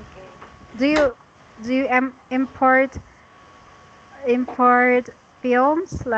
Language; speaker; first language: English; non-native, fluent; Cebuano